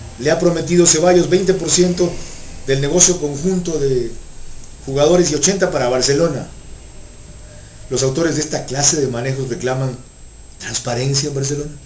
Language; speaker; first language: Spanish; native; Spanish